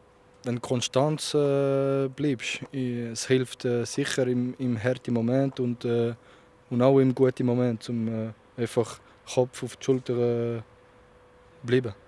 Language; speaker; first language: German; non-native, local second language; French